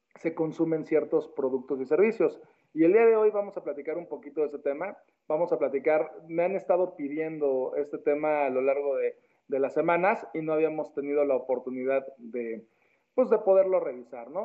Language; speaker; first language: Spanish; native; Spanish